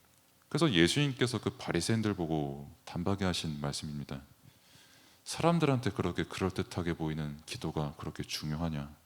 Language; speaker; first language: Korean; native; Korean